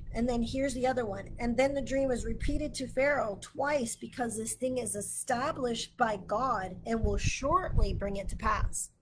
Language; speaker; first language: English; native; English